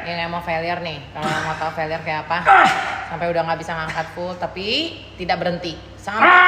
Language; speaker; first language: Indonesian; native; Indonesian